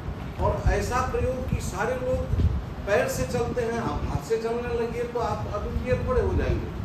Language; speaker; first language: Hindi; native; Hindi